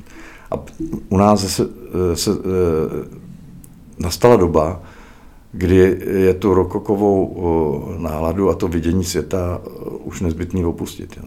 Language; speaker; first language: Czech; native; Czech